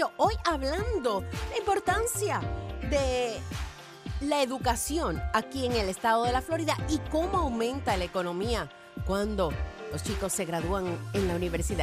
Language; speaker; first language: Spanish; native; Spanish